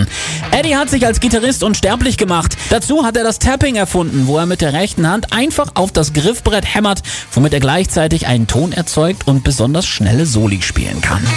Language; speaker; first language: German; native; German